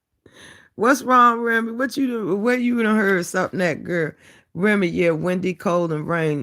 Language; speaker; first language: English; native; English